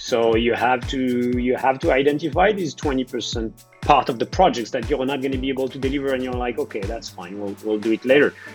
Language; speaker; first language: English; non-native, fluent; French